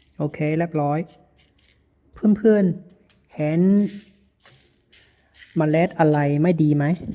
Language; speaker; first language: Thai; non-native, learner; Chinese